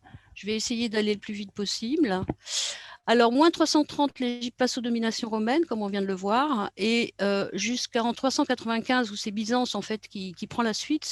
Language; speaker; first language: French; native; French